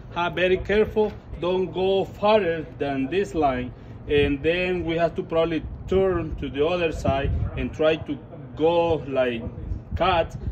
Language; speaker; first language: English; non-native, learner; Spanish